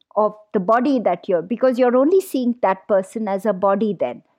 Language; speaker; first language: English; non-native, local second language; Punjabi